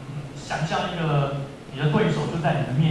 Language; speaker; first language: Chinese; native; Chinese